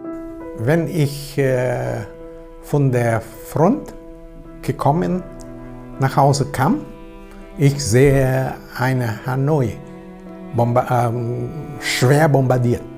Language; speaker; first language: German; non-native, learner; Vietnamese